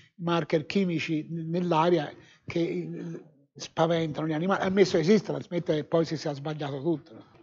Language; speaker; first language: Italian; native; Italian